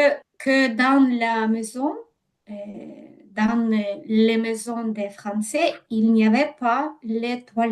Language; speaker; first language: French; non-native, learner; Ukrainian